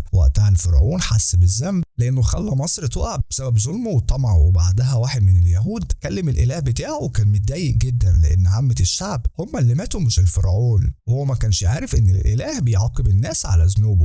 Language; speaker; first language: Arabic; native; Arabic